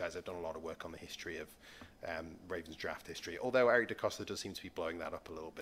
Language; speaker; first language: English; native; English